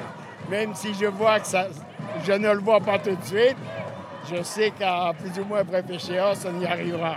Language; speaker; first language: French; early bilingual, other home language; Spanish